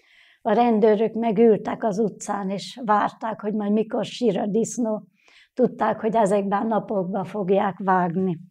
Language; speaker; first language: Hungarian; native; Hungarian